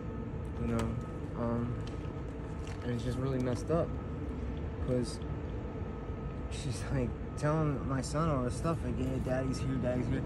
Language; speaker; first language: English; native; English